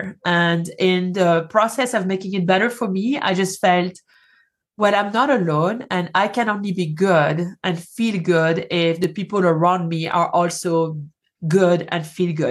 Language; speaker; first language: English; non-native, fluent; French